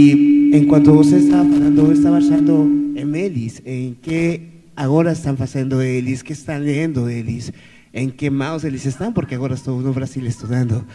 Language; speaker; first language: Portuguese; non-native, fluent; Spanish